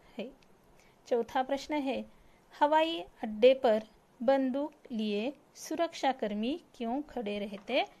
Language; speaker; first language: Hindi; non-native, local second language; Marathi